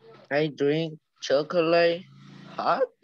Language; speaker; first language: English; non-native, learner; Spanish